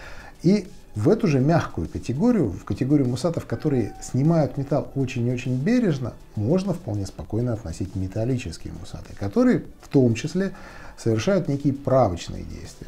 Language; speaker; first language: Russian; native; Russian